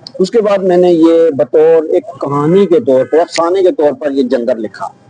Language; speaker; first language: Urdu; non-native, local second language; Northern Hindko